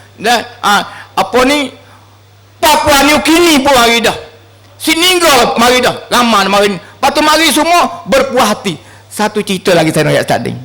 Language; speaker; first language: Malay; native; Malay